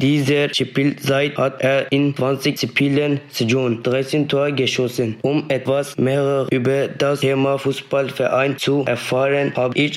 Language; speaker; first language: German; non-native, learner; Turkish